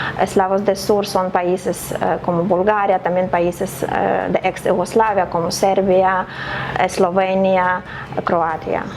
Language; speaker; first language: Spanish; non-native, fluent; Ukrainian